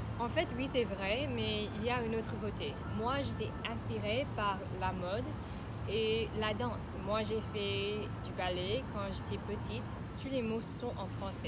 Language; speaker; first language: French; non-native, fluent; English